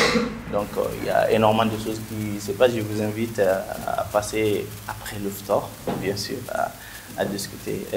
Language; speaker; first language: French; non-native, local second language; Bambara